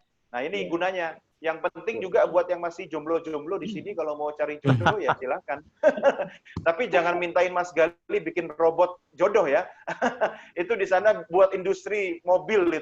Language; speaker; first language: Indonesian; native; Indonesian